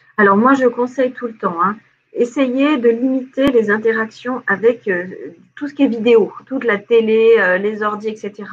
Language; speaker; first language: French; native; French